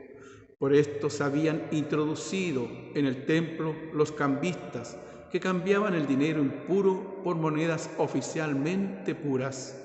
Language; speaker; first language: Spanish; native; Spanish